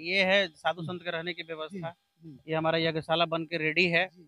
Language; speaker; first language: Hindi; native; Hindi